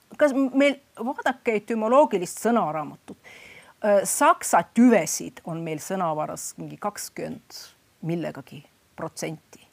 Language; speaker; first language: Estonian; non-native, fluent; Russian